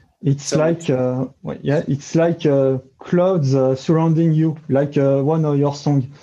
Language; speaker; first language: English; non-native, learner; French